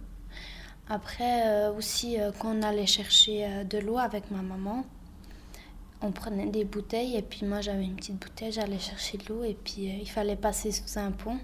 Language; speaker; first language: French; early bilingual, other home language; Bosnian